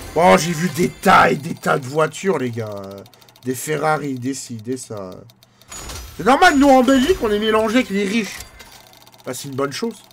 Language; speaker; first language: French; native; French